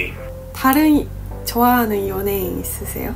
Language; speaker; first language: Korean; non-native, learner; Japanese